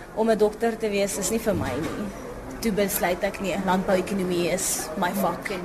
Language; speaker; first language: Afrikaans; non-native, local second language; Northern Sotho